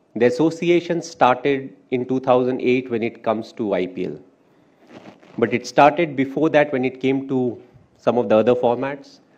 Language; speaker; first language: English; non-native, local second language; Hindi